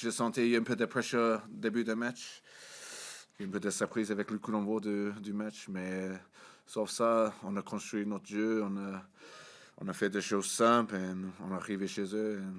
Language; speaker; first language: French; non-native, fluent; English